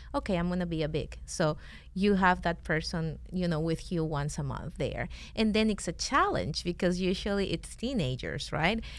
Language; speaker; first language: English; non-native, fluent; Spanish